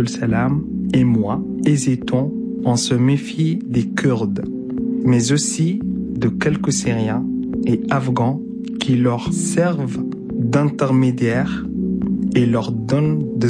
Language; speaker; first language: French; non-native, fluent; Arabic